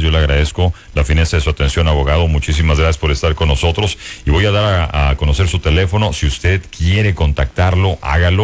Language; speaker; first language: Spanish; native; Spanish